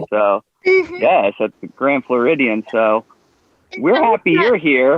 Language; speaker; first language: English; native; English